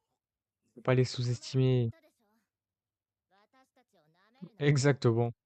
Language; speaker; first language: French; native; French